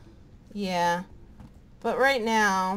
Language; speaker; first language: English; native; English